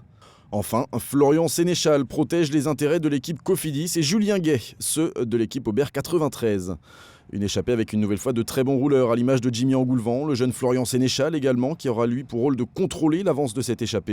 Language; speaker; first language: French; native; French